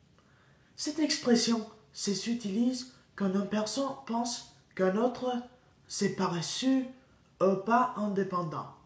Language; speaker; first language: French; non-native, learner; English